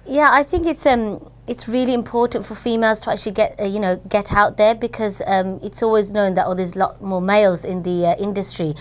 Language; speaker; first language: English; native; English